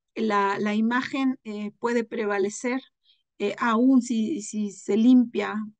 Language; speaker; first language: Spanish; non-native, local second language; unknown